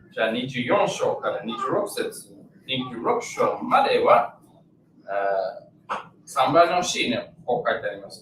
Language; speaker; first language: Japanese; non-native, learner; English